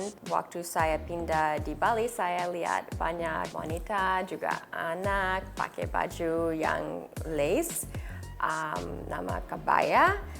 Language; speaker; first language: Indonesian; early bilingual, heritage; English